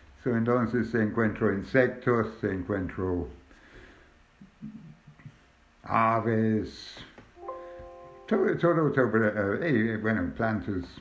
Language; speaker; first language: Spanish; non-native, learner; English